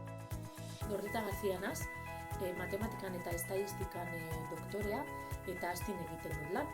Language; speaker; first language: Basque; native; Basque